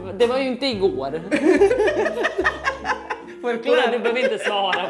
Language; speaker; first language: Swedish; native; Swedish